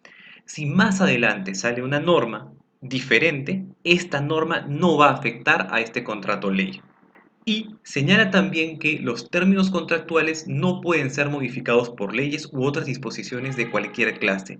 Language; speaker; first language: Spanish; native; Spanish